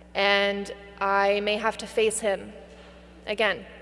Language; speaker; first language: English; native; English